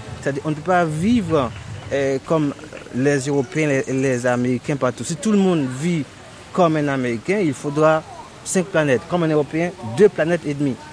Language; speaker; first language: French; non-native, local second language; Haitian Creole